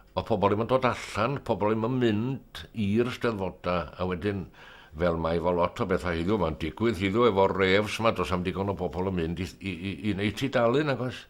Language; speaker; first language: Welsh; native; Welsh